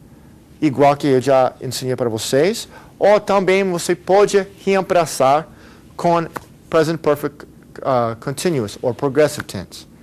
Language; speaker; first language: Portuguese; non-native, fluent; Spanish